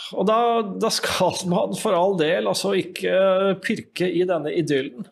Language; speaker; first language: Norwegian; native; Norwegian